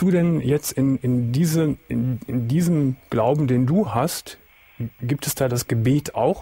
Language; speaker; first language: German; native; German